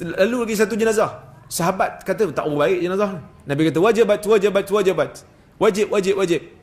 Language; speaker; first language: Malay; native; Malay